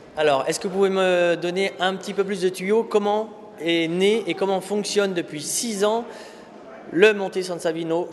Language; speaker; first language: French; native; French